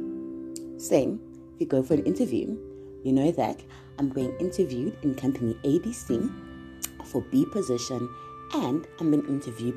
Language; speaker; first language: English; non-native, local second language; Zulu